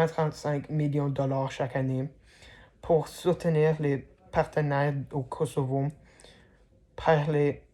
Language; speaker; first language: French; non-native, learner; English